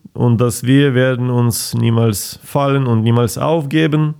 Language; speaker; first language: German; non-native, fluent; Ukrainian